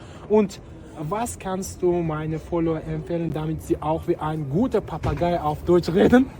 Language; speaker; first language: German; non-native, fluent; Uzbek